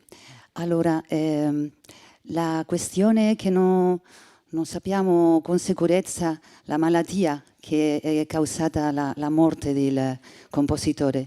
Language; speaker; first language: Italian; non-native, fluent; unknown